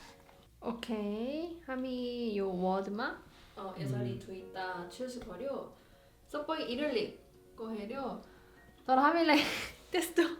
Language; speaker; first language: Nepali; non-native, learner; Korean